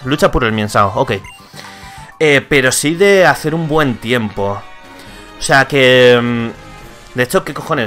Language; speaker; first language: Spanish; native; Spanish